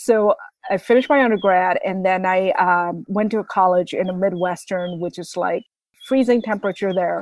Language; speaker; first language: English; non-native, local second language; Bangla